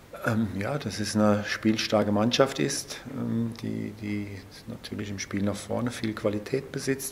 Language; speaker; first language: German; native; German